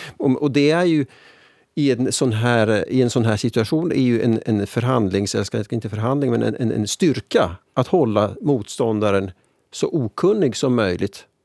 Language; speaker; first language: Swedish; native; Swedish